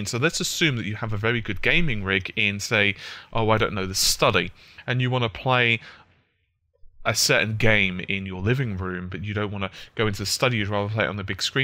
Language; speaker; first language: English; native; English